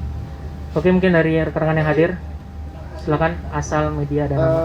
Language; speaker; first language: Indonesian; native; Indonesian